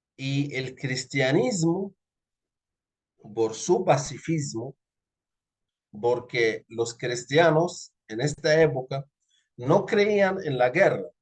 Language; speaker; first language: Spanish; non-native, fluent; Arabic